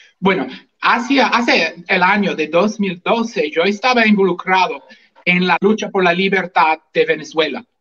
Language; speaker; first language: Spanish; non-native, fluent; English